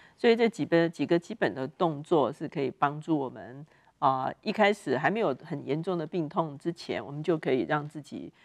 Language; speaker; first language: Chinese; native; Chinese